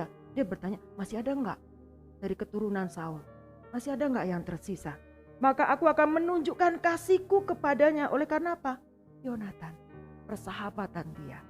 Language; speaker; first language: Indonesian; native; Indonesian